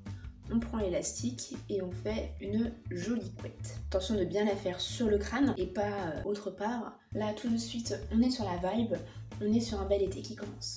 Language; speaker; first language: French; native; French